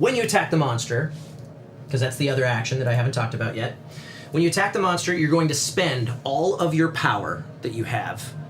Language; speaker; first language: English; native; English